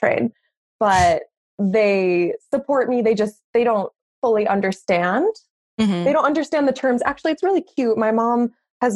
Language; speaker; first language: English; native; English